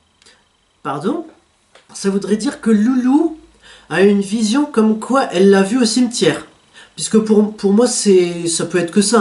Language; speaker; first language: French; native; French